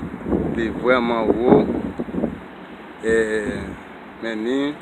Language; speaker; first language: French; non-native, learner; Haitian Creole